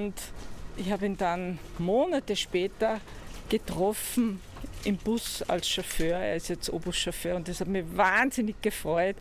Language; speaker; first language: German; native; German